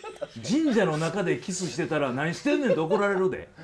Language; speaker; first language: Japanese; native; Japanese